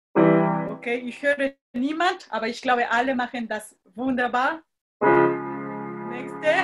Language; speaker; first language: German; non-native, fluent; Spanish